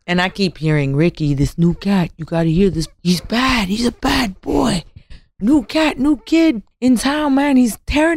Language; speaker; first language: English; native; English